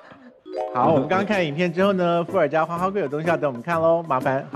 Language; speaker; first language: Chinese; native; Chinese